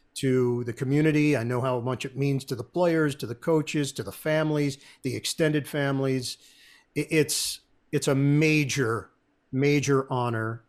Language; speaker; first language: English; native; English